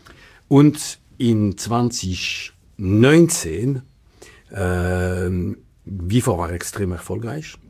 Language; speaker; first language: German; non-native, local second language; French